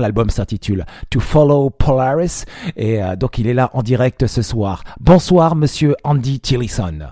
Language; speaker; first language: French; native; French